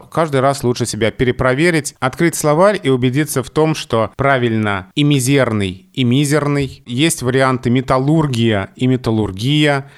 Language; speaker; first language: Russian; native; Russian